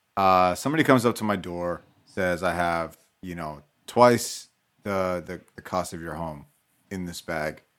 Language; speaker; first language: English; native; English